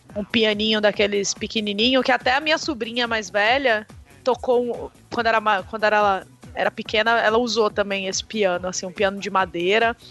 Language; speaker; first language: Portuguese; native; Portuguese